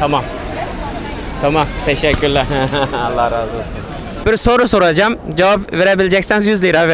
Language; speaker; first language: Turkish; non-native, fluent; Uyghur